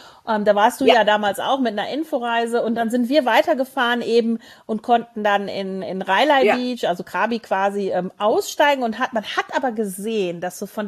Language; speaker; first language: German; native; German